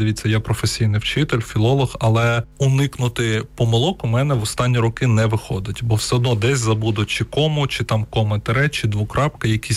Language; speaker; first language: Ukrainian; non-native, local second language; Russian